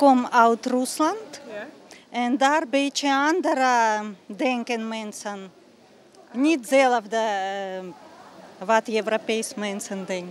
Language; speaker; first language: Dutch; non-native, learner; Russian